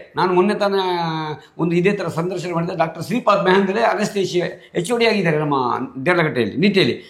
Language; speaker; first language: Kannada; non-native, local second language; Marathi